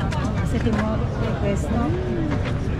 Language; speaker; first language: Italian; non-native, learner; Filipino